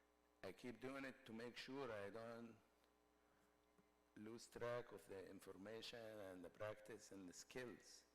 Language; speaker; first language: English; non-native, fluent; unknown